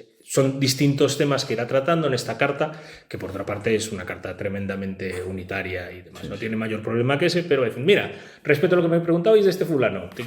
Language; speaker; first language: Spanish; native; Spanish